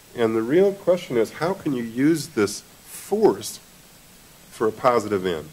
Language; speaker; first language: English; native; English